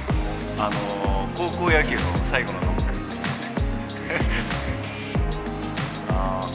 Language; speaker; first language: Japanese; native; Japanese